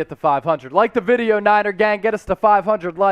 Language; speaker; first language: English; native; English